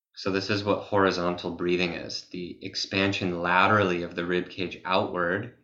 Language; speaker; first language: English; native; English